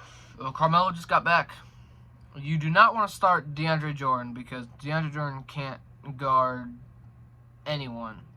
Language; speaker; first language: English; native; English